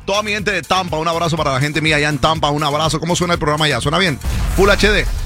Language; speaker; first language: Spanish; native; Spanish